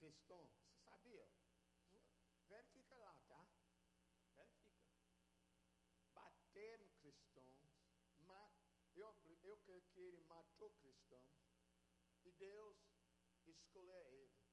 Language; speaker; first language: Portuguese; non-native, learner; English